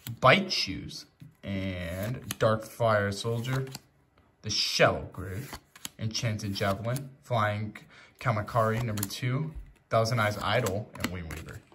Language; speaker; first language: English; native; English